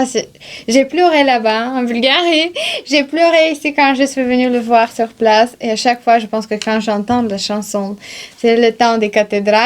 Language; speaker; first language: French; non-native, fluent; Bulgarian